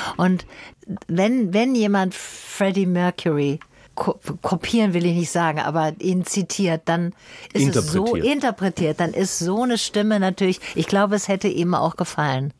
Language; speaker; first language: German; native; German